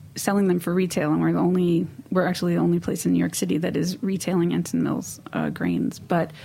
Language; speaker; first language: English; native; English